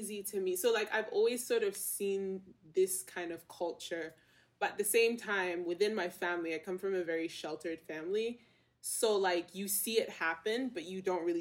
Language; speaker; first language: English; non-native, local second language; Yoruba